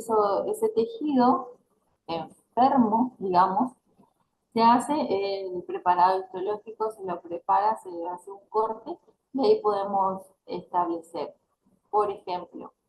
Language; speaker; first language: Spanish; native; Spanish